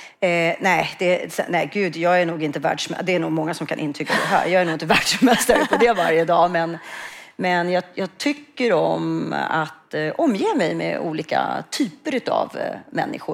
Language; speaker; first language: Swedish; native; Swedish